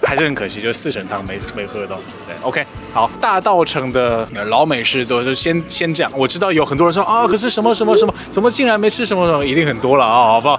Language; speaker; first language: Chinese; non-native, fluent; Korean